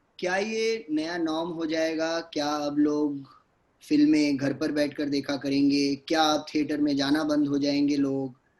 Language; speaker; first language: Hindi; native; Hindi